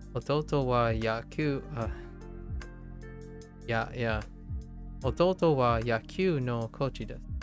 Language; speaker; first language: Japanese; non-native, learner; English